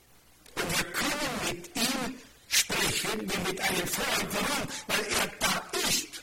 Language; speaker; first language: German; non-native, fluent; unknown